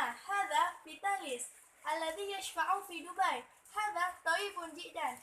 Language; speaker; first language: Arabic; non-native, learner; Indonesian